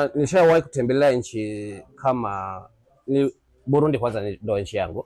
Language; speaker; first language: Swahili; non-native, local second language; Rundi